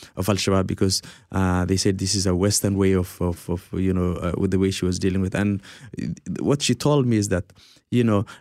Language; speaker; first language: English; early bilingual, other home language; Somali